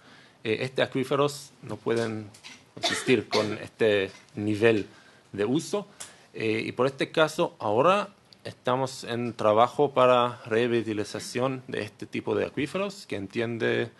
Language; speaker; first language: Spanish; non-native, learner; Hebrew